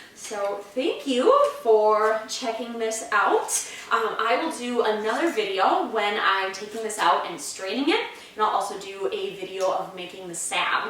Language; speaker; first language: English; native; English